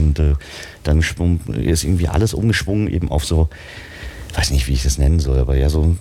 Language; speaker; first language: German; native; German